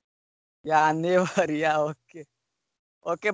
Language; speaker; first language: English; non-native, learner; Hindi